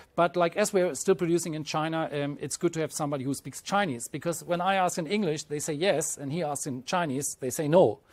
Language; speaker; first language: English; non-native, fluent; German